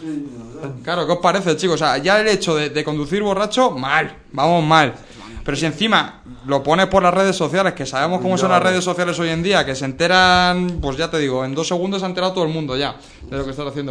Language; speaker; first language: Spanish; native; Spanish